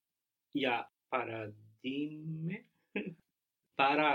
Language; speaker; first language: Greek; non-native, learner; English